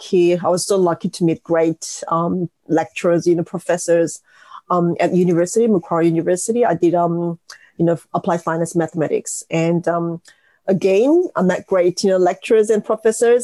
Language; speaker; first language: English; non-native, fluent; Korean